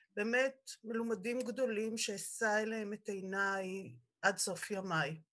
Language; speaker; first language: Hebrew; native; Hebrew